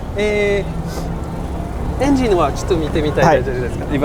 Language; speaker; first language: Japanese; non-native, learner; French